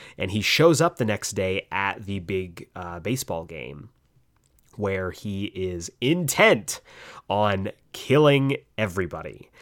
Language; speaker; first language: English; native; English